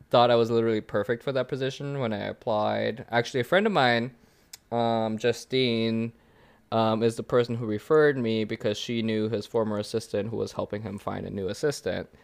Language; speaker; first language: English; early bilingual, other home language; German